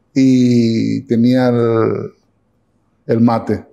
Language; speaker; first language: Spanish; native; Spanish